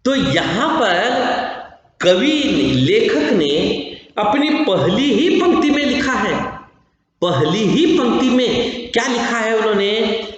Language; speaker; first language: Hindi; non-native, local second language; Kannada